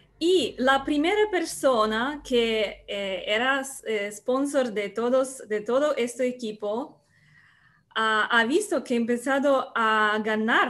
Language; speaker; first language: Spanish; non-native, learner; Russian